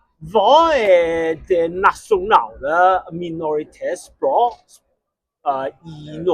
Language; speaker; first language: Norwegian; non-native, learner; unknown